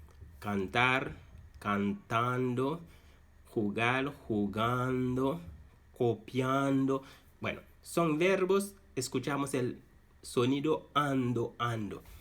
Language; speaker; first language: Spanish; non-native, fluent; Haitian Creole